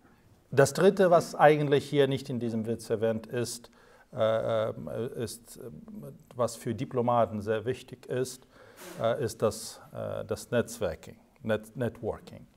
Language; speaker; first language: German; non-native, fluent; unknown